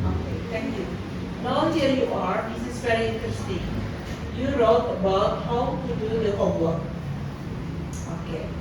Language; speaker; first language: English; non-native, fluent; Indonesian